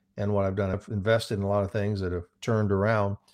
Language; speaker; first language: English; native; English